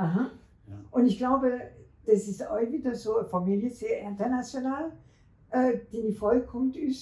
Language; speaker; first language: German; non-native, fluent; French